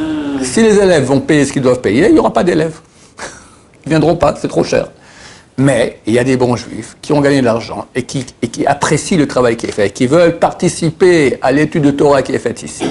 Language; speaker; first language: French; native; French